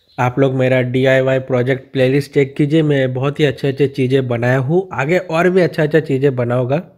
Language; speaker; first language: Hindi; non-native, local second language; Bangla